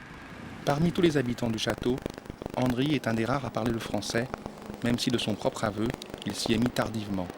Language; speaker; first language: French; native; French